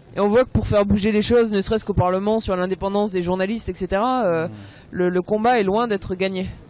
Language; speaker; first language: French; native; French